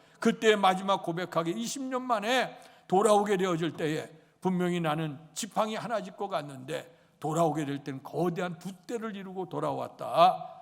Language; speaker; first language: Korean; native; Korean